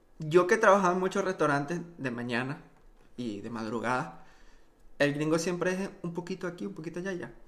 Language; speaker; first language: Spanish; native; Spanish